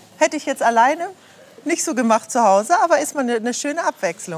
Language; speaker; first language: German; native; German